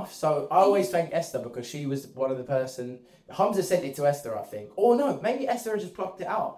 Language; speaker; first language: English; native; English